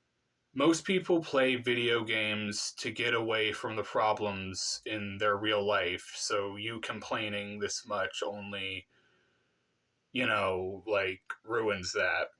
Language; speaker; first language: English; native; English